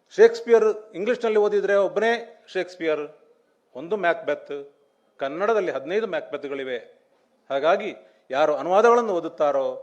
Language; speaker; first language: Kannada; native; Kannada